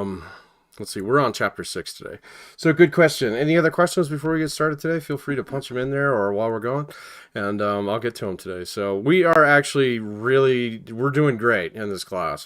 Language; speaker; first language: English; native; English